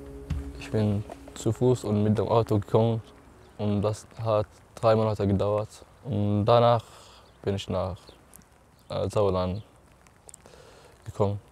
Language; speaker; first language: German; non-native, learner; Arabic